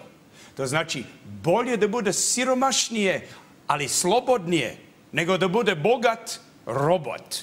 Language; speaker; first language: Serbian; early bilingual, heritage; English